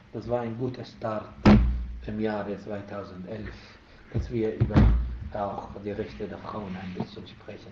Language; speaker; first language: German; non-native, fluent; Arabic